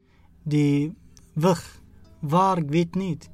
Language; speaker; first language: Dutch; non-native, learner; Arabic